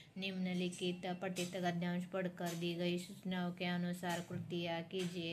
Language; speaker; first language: Hindi; non-native, local second language; Marathi